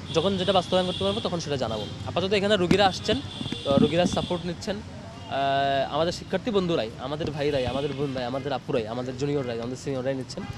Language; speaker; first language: Bangla; native; Bangla